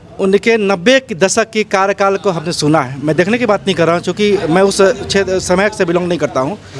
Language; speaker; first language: Hindi; native; Hindi